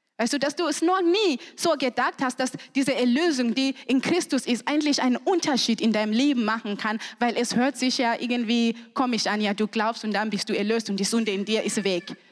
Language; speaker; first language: German; non-native, fluent; Shona